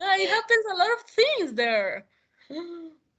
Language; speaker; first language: English; non-native, fluent; Spanish